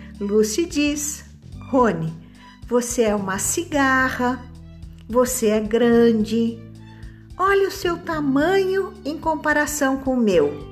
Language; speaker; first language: Portuguese; native; Portuguese